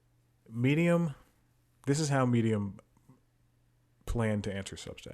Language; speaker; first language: English; native; English